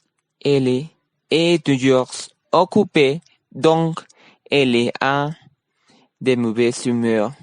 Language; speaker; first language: French; non-native, learner; Spanish